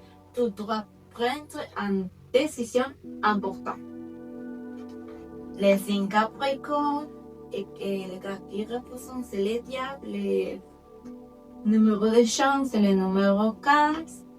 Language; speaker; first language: French; non-native, learner; Spanish